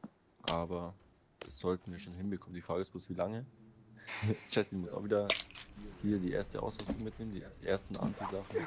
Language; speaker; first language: German; native; German